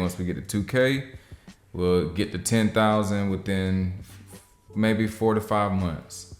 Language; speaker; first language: English; native; English